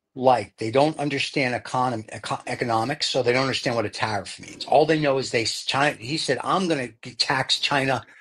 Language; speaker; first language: English; native; English